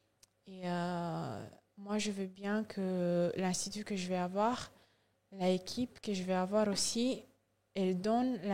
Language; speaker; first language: French; non-native, learner; Romanian